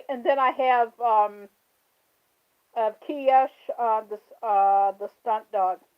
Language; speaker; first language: English; native; English